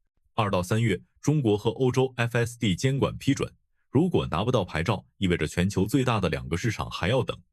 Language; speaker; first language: Chinese; native; Chinese